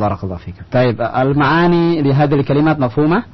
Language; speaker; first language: Arabic; non-native, fluent; Indonesian